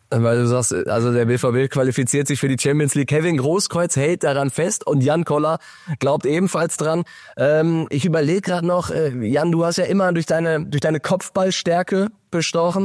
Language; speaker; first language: German; native; German